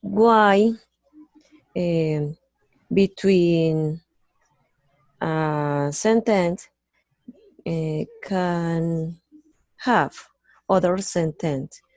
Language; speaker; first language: English; non-native, learner; Spanish